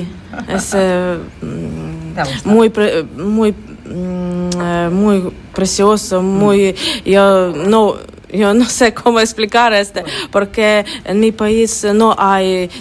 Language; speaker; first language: Spanish; non-native, learner; Ukrainian